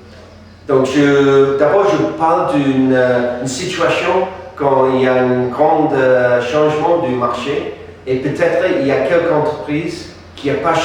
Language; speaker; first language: French; non-native, fluent; English